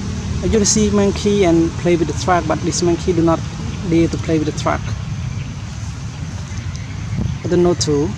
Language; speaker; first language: English; non-native, learner; Khmer